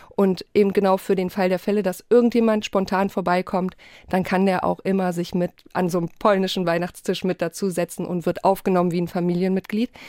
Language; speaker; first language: German; early bilingual, other home language; Polish